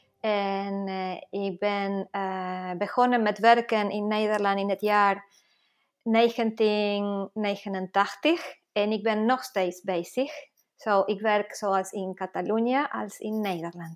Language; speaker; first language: Dutch; non-native, fluent; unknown